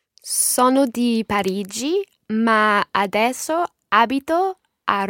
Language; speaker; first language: Italian; non-native, learner; English